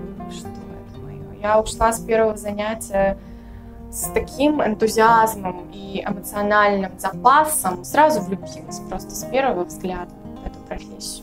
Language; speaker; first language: Russian; native; Russian